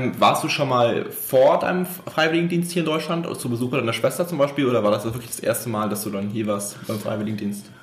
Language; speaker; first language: German; native; German